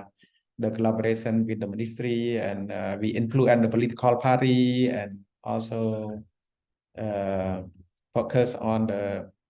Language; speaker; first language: English; non-native, fluent; Khmer